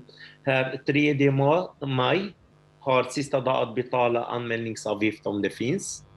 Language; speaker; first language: Swedish; non-native, fluent; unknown